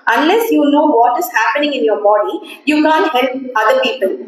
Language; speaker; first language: English; non-native, local second language; Tamil